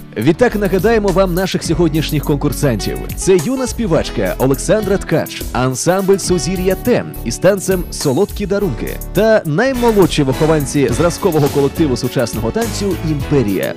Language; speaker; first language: Ukrainian; native; Ukrainian